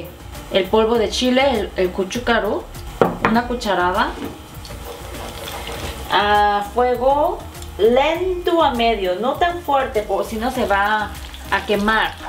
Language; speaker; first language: Spanish; non-native, fluent; Korean